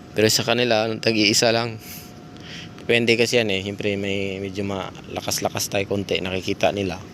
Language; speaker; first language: Filipino; non-native, local second language; Cebuano